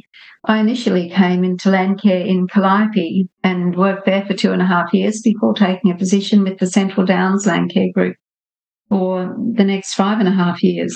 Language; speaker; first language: English; native; English